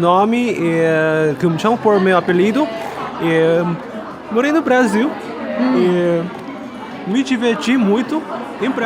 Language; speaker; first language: Portuguese; non-native, learner; Korean